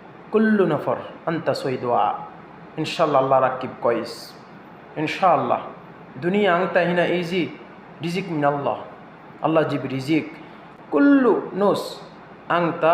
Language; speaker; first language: Arabic; non-native, learner; Bangla